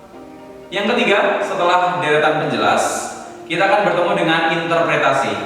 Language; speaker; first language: Indonesian; native; Indonesian